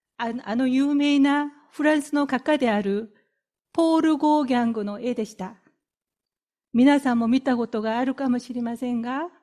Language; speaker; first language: Japanese; non-native, fluent; Korean